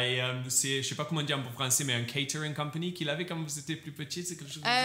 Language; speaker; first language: French; native; French